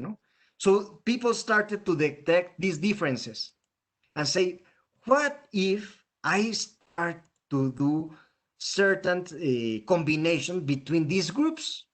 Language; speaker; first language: English; non-native, fluent; Spanish